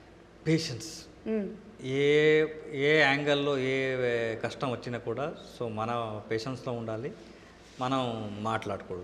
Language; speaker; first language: Telugu; non-native, local second language; Kannada